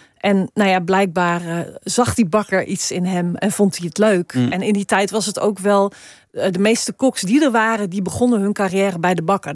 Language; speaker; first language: Dutch; native; Dutch